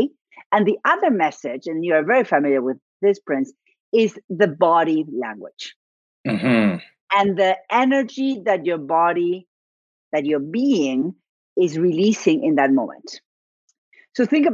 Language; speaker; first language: English; non-native, fluent; Spanish